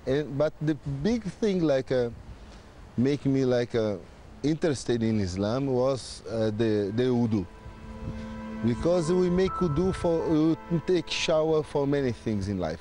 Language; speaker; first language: English; non-native, learner; Portuguese